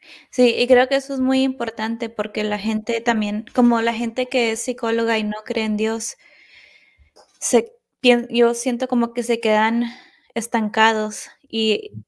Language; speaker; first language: Spanish; native; Spanish